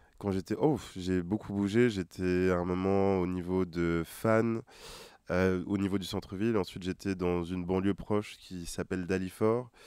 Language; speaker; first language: French; non-native, local second language; Wolof